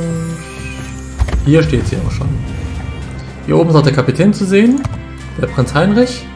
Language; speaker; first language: German; native; German